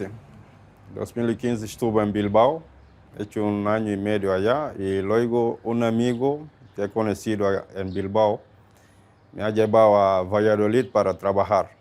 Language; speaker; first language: Spanish; non-native, learner; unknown